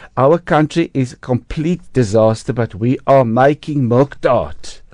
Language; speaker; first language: English; non-native, local second language; Afrikaans